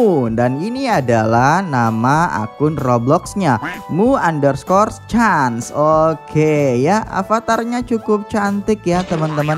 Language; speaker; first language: Indonesian; native; Indonesian